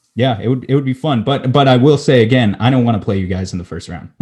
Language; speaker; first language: English; native; English